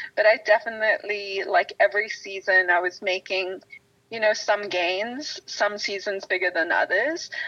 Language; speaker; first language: English; native; English